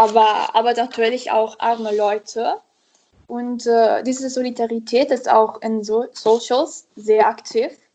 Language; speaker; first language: German; non-native, learner; Italian